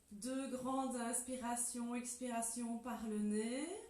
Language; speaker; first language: French; native; French